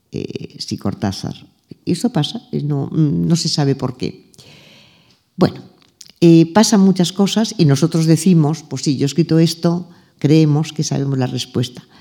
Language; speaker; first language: Spanish; native; Spanish